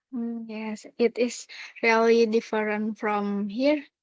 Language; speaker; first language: English; non-native, learner; Indonesian